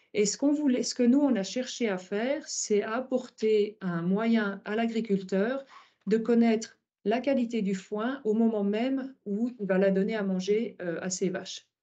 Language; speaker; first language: French; native; French